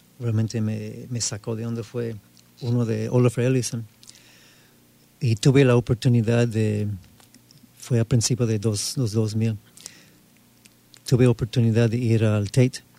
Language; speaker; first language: Spanish; non-native, fluent; English